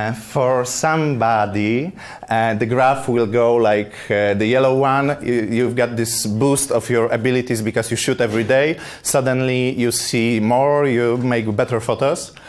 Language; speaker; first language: English; non-native, fluent; Polish